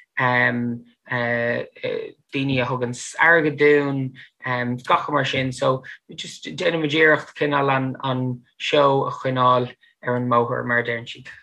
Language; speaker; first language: Irish; non-native, fluent; English